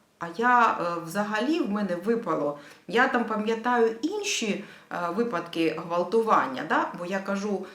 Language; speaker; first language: Ukrainian; native; Ukrainian